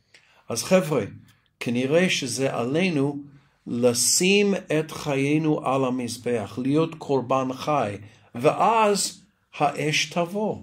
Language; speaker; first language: Hebrew; non-native, fluent; English